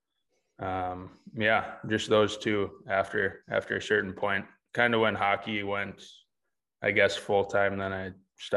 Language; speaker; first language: English; native; English